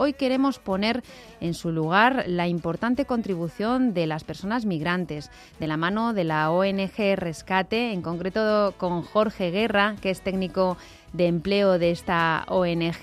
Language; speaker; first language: Spanish; native; Spanish